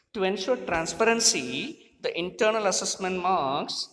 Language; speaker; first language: English; non-native, local second language; Malayalam